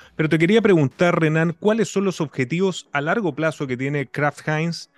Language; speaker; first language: Spanish; native; Spanish